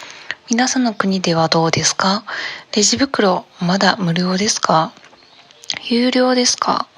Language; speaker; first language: Japanese; non-native, learner; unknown